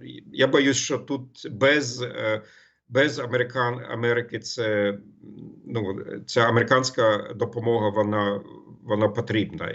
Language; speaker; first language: Ukrainian; non-native, fluent; German